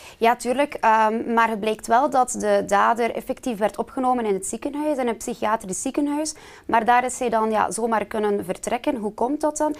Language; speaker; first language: Dutch; native; Dutch